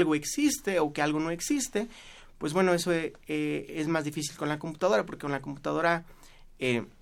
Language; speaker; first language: Spanish; native; Spanish